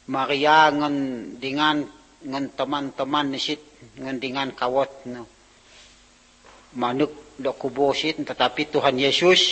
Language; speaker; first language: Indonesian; non-native, local second language; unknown